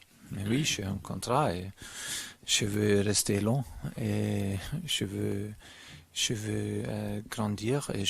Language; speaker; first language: French; non-native, learner; German